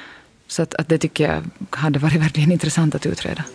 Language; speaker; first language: Swedish; native; Swedish